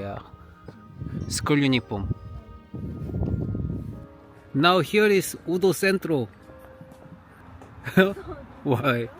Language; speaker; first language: English; non-native, learner; Korean